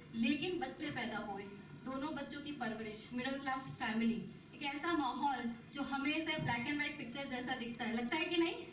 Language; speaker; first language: Hindi; non-native, local second language; Gujarati